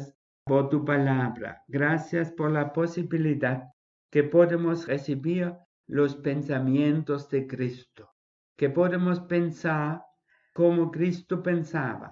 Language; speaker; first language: Spanish; non-native, fluent; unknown